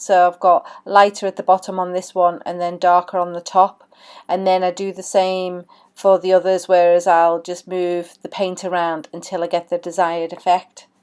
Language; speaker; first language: English; native; English